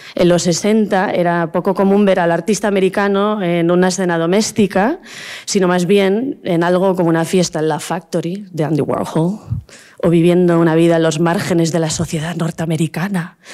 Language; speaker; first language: Spanish; native; Spanish